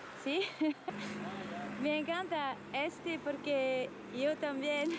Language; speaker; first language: Spanish; non-native, learner; French